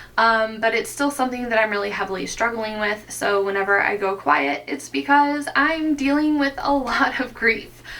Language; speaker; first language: English; native; English